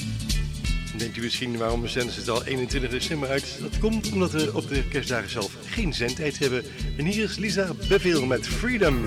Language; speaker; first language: Dutch; native; Dutch